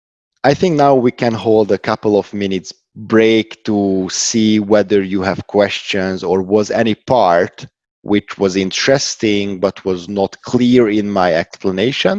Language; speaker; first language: English; non-native, fluent; Hungarian